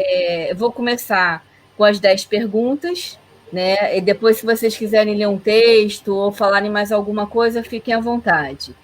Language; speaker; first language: Portuguese; native; Portuguese